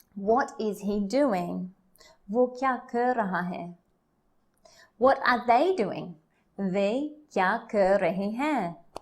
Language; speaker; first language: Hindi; non-native, learner; English